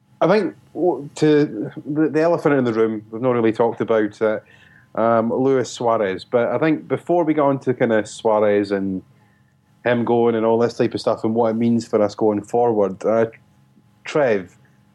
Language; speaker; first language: English; native; English